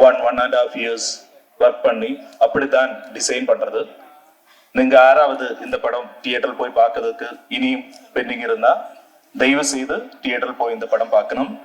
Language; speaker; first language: Tamil; non-native, learner; Malayalam